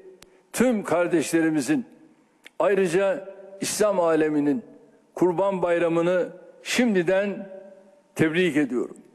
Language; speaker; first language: Turkish; native; Turkish